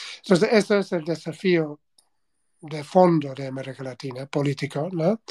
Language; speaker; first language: Spanish; non-native, fluent; English